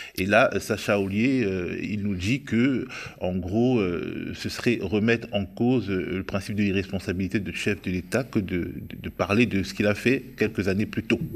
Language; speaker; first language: French; native; French